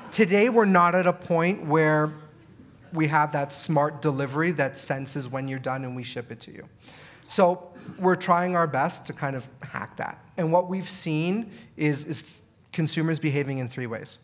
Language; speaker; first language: English; native; English